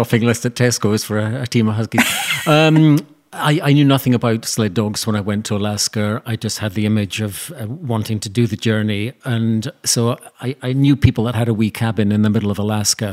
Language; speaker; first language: English; native; English